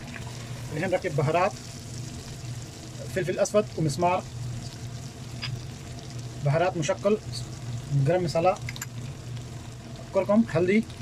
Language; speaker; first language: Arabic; non-native, learner; Urdu